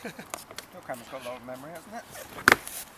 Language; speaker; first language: English; native; English